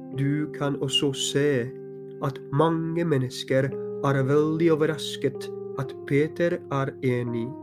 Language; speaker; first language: Norwegian; non-native, fluent; Polish